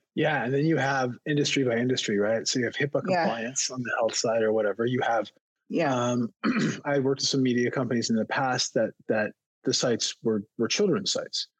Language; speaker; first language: English; native; English